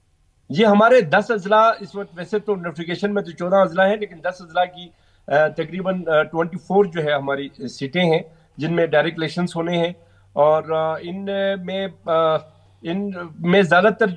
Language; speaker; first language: Hindi; non-native, local second language; Balti